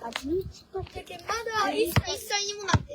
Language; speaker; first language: Japanese; native; Japanese